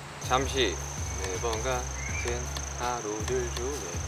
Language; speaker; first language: Korean; native; Korean